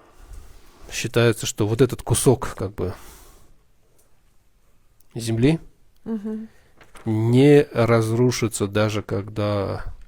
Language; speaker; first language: Russian; native; Russian